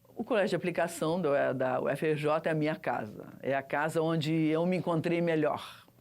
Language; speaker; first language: Portuguese; early bilingual, other home language; Russian